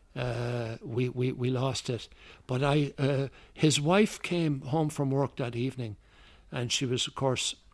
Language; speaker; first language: English; native; English